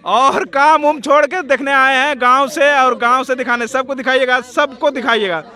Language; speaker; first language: Hindi; native; Hindi